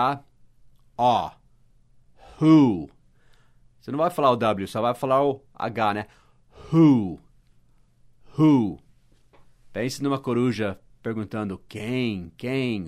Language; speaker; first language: Portuguese; non-native, fluent; English